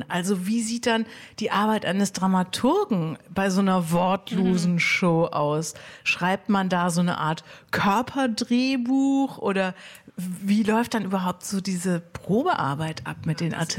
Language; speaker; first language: German; native; German